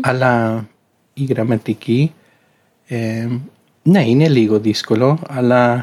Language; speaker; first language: Greek; non-native, learner; English